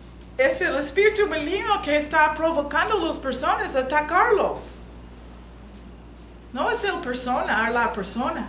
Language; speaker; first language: Spanish; non-native, learner; English